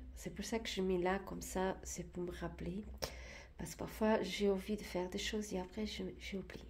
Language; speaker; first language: French; non-native, fluent; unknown